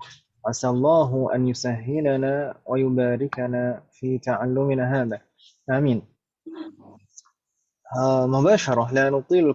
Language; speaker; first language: Arabic; non-native, fluent; Indonesian